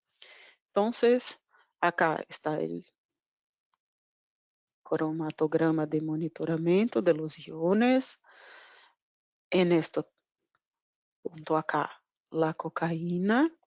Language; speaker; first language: Spanish; non-native, fluent; Portuguese